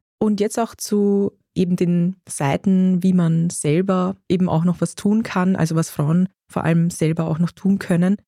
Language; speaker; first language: German; native; German